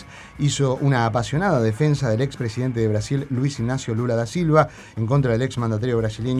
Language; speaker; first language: Spanish; native; Spanish